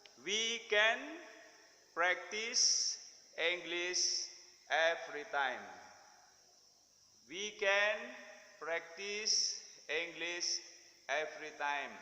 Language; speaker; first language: English; non-native, fluent; Indonesian